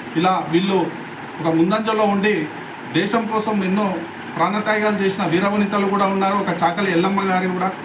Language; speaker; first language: Telugu; native; Telugu